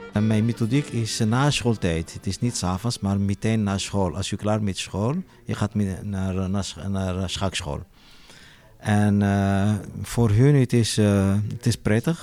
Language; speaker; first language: Dutch; non-native, learner; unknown